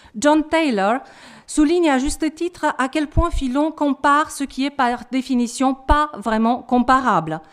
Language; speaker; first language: French; non-native, fluent; Romanian